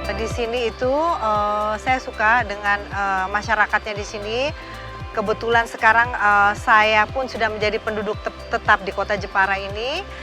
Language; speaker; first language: Indonesian; native; Indonesian